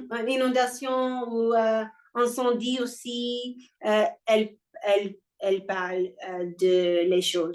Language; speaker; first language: French; non-native, learner; English